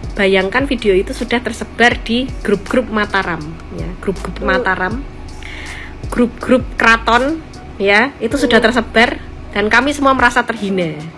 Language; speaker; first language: Indonesian; native; Indonesian